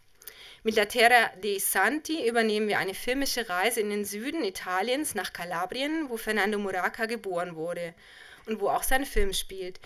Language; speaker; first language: German; native; German